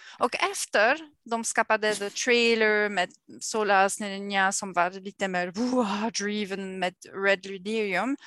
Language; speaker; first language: Swedish; non-native, fluent; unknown